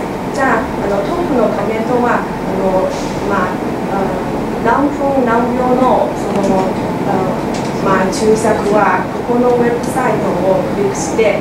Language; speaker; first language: Japanese; non-native, fluent; Chinese